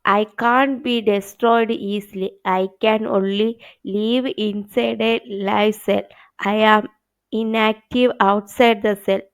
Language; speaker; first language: English; non-native, local second language; Malayalam